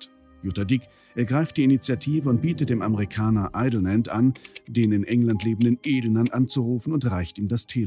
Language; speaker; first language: German; native; German